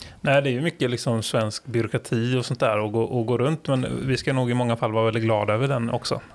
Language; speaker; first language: Swedish; native; Swedish